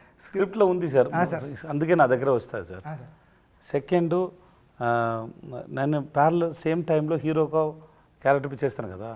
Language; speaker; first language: Telugu; non-native, learner; Tamil